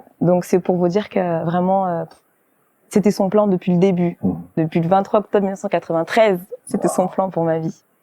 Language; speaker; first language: French; early bilingual, other home language; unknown